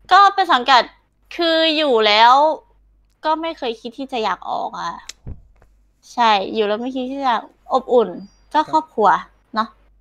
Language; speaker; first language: Thai; native; Thai